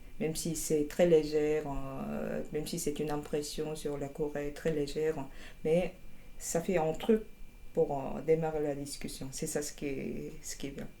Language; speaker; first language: French; non-native, fluent; Korean